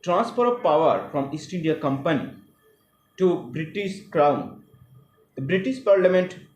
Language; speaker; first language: English; non-native, local second language; Bangla